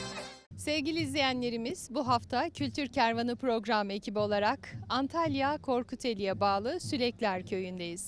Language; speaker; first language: Turkish; native; Turkish